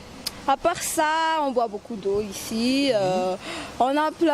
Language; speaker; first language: French; non-native, local second language; Malagasy